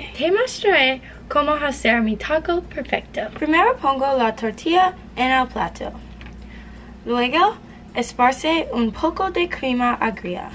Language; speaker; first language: Spanish; non-native, learner; English